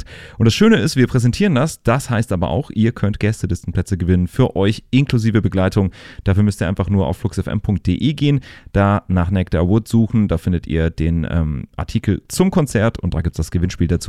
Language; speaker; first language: German; native; German